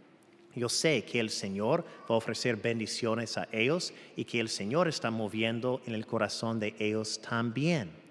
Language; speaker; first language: Spanish; non-native, fluent; English